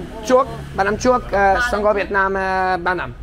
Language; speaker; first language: Vietnamese; non-native, learner; Polish